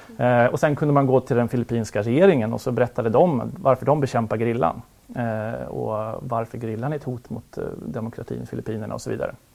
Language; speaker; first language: Swedish; native; Swedish